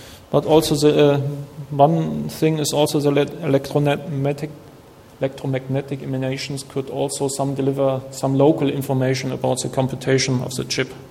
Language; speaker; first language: English; non-native, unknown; German